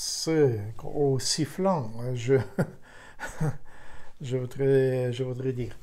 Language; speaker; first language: French; non-native, fluent; Ukrainian